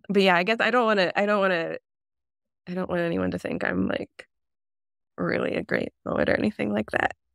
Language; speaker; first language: English; native; English